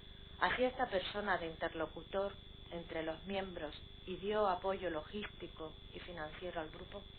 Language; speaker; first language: Spanish; native; Spanish